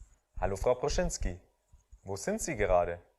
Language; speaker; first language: German; native; German